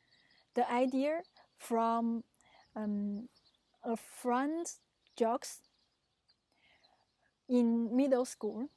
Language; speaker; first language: English; non-native, fluent; Chinese